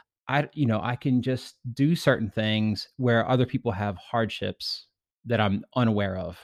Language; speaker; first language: English; native; English